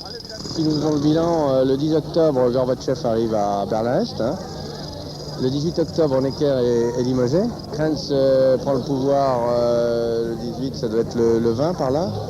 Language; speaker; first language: French; non-native, fluent; German